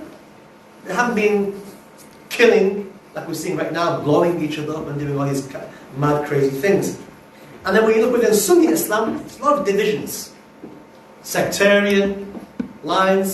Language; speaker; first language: English; native; English